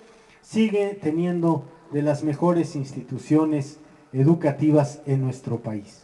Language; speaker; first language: Spanish; native; Spanish